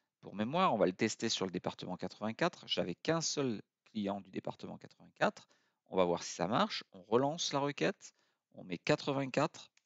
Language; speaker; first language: French; native; French